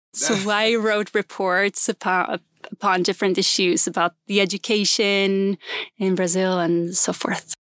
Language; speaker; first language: English; non-native, fluent; Swedish